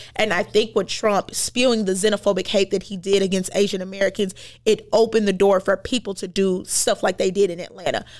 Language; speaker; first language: English; native; English